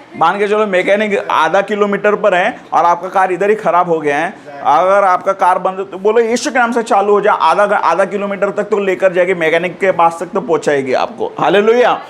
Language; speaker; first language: Hindi; non-native, local second language; Marathi